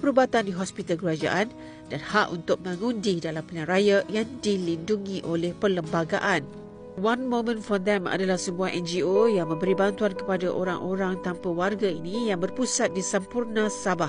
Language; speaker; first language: Malay; native; Malay